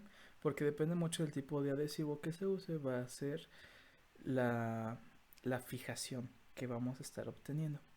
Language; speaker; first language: Spanish; native; Spanish